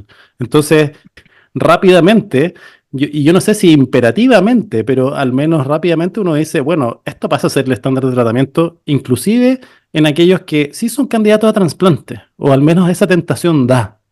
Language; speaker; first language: Spanish; native; Spanish